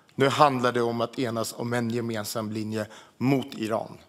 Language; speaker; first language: Swedish; early bilingual, other home language; Armenian